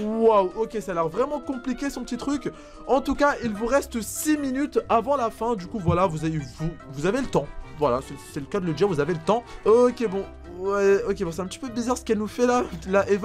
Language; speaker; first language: French; native; French